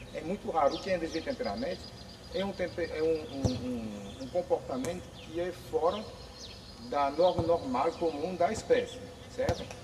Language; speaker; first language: Portuguese; non-native, fluent; French